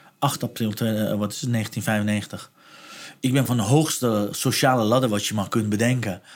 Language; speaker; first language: Dutch; non-native, fluent; Persian